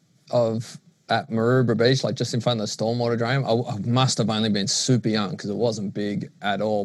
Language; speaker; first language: English; native; English